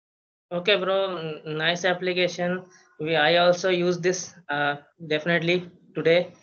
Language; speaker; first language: English; non-native, learner; Hindi